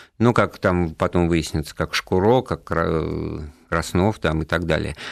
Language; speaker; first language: Russian; native; Russian